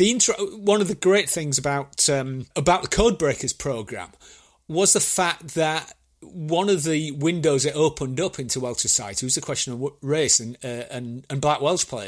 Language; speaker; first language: English; native; English